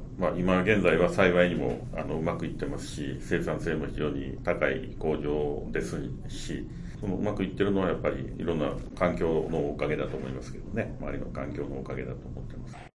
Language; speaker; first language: Japanese; native; Japanese